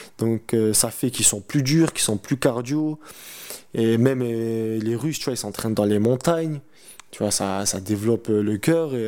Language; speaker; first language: French; early bilingual, other home language; Chechen